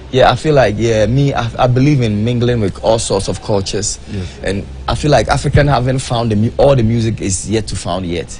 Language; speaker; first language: English; non-native, local second language; Akan